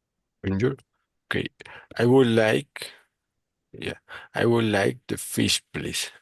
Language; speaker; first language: English; non-native, learner; Spanish